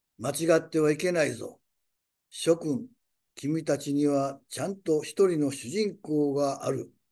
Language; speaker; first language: Japanese; native; Japanese